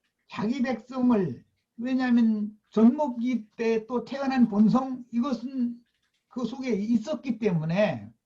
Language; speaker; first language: Korean; native; Korean